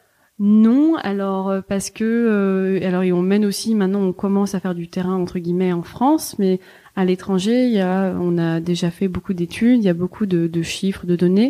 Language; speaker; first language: French; native; French